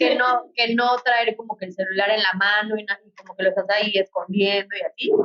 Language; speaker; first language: Spanish; native; Spanish